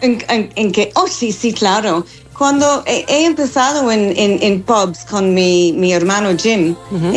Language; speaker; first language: Spanish; non-native, fluent; English